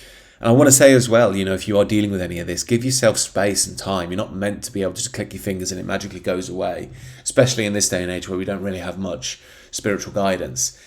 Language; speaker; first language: English; native; English